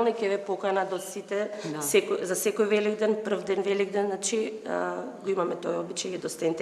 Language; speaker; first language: Macedonian; native; Macedonian